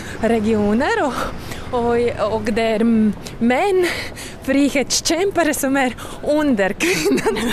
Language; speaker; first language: Swedish; non-native, fluent; Latvian